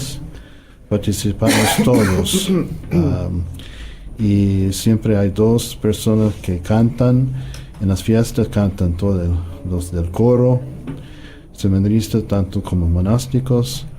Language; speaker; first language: Spanish; non-native, fluent; English